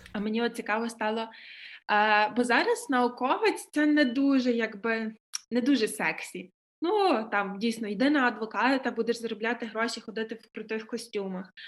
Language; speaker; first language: Ukrainian; native; Ukrainian